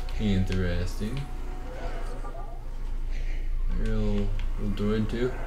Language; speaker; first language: English; native; English